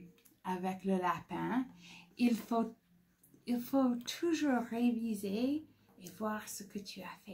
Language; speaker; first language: French; non-native, fluent; English